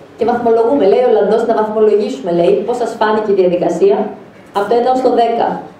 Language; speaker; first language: Greek; native; Greek